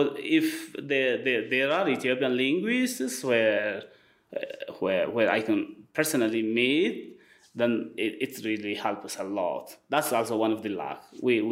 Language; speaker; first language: English; non-native, fluent; Wolaytta